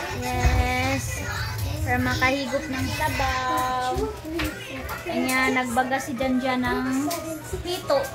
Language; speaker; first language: Filipino; non-native, local second language; Cebuano